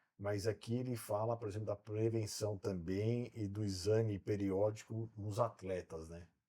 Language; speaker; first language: Portuguese; native; Portuguese